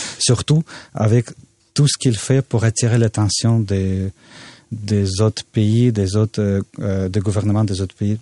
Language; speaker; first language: French; non-native, fluent; Russian